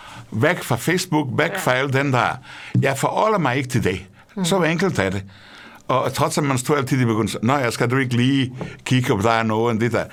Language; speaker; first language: Danish; non-native, fluent; Portuguese